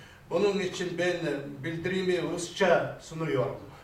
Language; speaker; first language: Turkish; non-native, learner; Mongolian